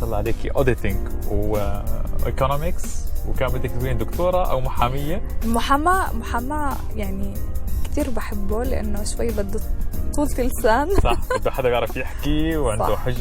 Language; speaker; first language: Arabic; native; Arabic